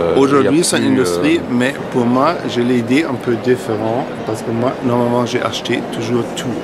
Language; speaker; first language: French; non-native, fluent; German